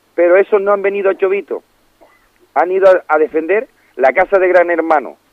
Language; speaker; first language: Spanish; native; Spanish